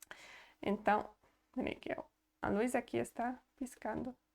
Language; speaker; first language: Portuguese; non-native, fluent; Polish